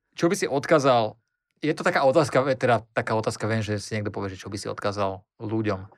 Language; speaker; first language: Slovak; native; Slovak